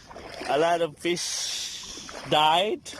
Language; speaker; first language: English; non-native, local second language; Filipino